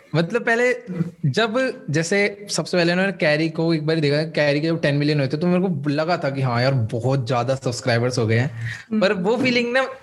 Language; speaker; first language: Hindi; native; Hindi